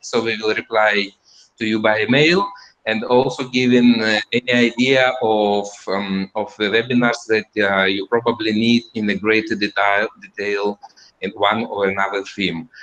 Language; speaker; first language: English; non-native, fluent; Russian